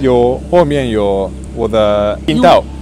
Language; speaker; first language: Chinese; non-native, learner; Japanese